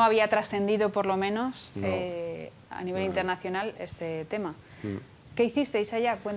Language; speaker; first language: Spanish; native; Spanish